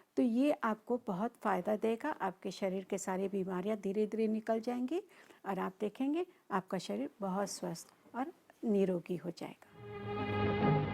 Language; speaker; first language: Hindi; non-native, local second language; Marathi